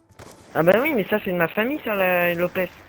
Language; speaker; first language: French; native; French